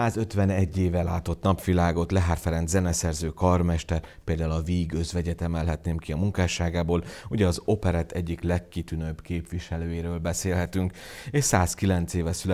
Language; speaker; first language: Hungarian; native; Hungarian